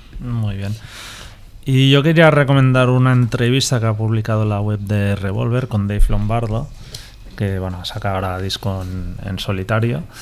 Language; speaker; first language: Spanish; non-native, local second language; Catalan